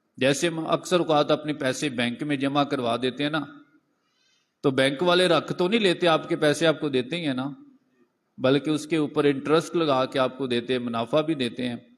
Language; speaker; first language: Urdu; non-native, local second language; Punjabi